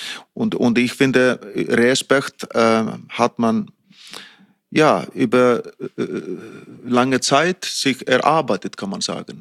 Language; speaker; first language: German; non-native, fluent; Icelandic